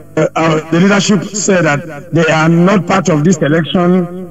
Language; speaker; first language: English; non-native, local second language; Igbo